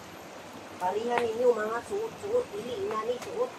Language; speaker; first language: Cebuano; non-native, local second language; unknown